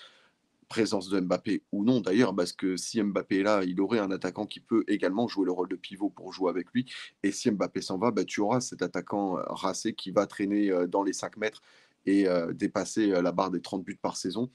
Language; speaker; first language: French; native; French